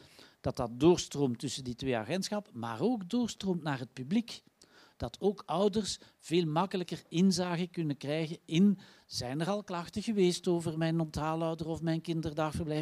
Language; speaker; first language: Dutch; native; Dutch